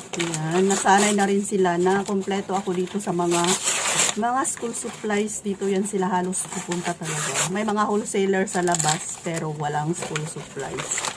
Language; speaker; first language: Filipino; native; Filipino